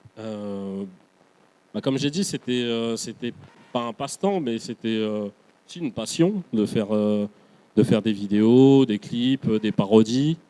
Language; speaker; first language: French; native; French